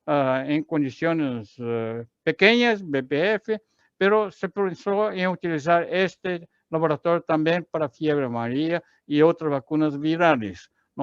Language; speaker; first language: Spanish; non-native, learner; Portuguese